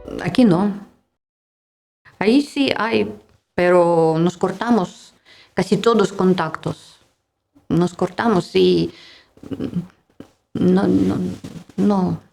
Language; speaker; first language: Spanish; non-native, learner; Russian